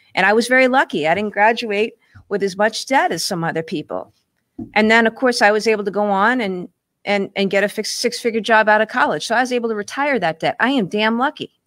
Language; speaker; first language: English; native; English